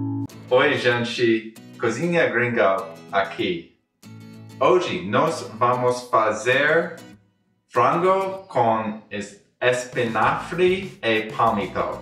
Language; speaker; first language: Portuguese; non-native, learner; English